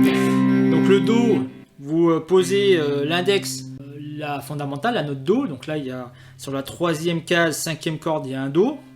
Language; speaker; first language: French; native; French